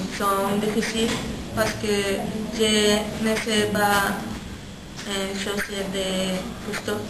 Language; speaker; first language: French; non-native, learner; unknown